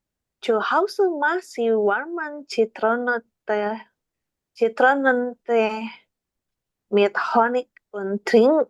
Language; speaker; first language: German; non-native, learner; Indonesian